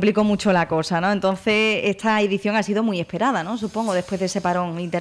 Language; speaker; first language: Spanish; native; Spanish